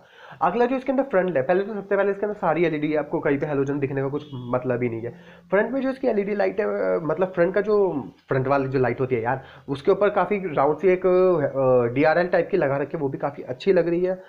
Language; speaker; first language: Hindi; native; Hindi